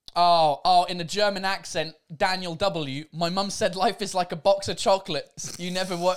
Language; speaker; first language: English; native; English